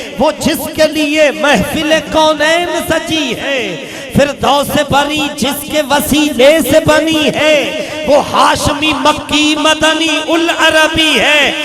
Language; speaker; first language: Urdu; non-native, local second language; Punjabi